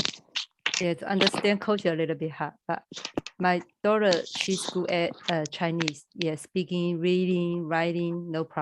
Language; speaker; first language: English; non-native, learner; Chinese